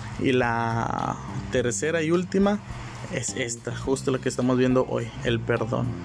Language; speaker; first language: Spanish; native; Spanish